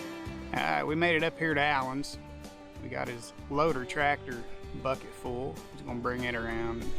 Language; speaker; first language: English; native; English